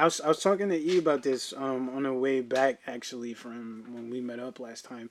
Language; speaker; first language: English; early bilingual, other home language; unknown